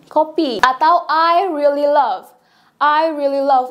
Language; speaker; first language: English; non-native, fluent; Indonesian